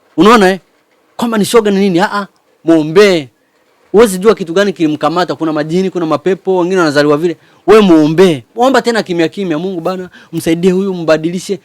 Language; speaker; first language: Swahili; native; Swahili